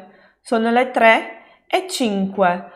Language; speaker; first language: Italian; non-native, fluent; Portuguese